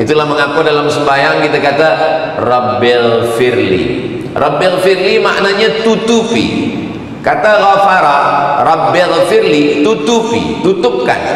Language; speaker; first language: Malay; native; Malay